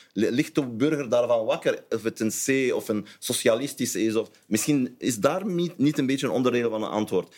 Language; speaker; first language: Dutch; non-native, fluent; Arabic